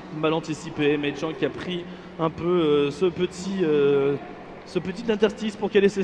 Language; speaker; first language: French; native; French